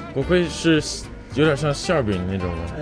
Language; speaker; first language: Chinese; early bilingual, heritage; Chinese